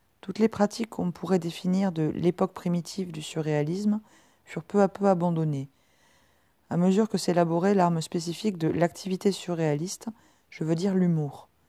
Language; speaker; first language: French; native; French